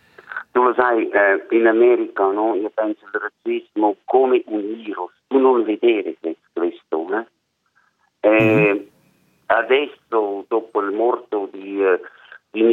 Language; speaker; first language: Italian; non-native, learner; German